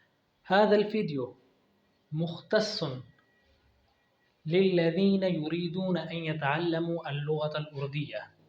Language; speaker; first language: Arabic; non-native, fluent; Urdu